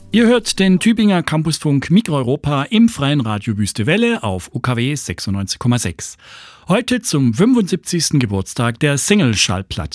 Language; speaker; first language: German; native; German